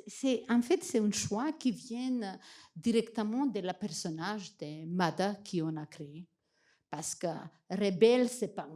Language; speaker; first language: French; non-native, fluent; Macedonian